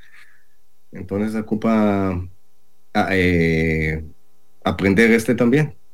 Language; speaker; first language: Spanish; non-native, learner; Hebrew